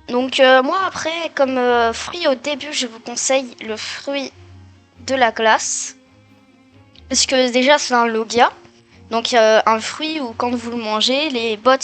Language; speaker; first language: French; native; French